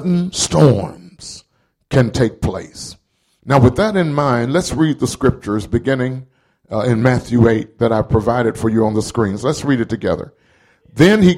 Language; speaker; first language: English; native; English